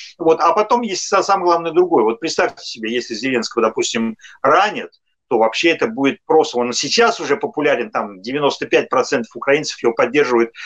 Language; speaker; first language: Russian; native; Russian